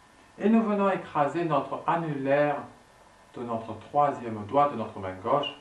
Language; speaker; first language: French; native; French